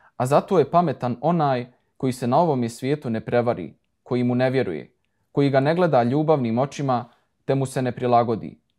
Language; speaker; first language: Croatian; native; Croatian